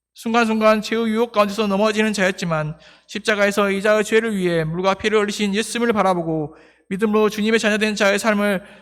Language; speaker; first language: Korean; native; Korean